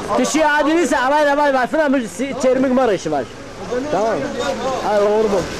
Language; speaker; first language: Turkish; non-native, local second language; Zaza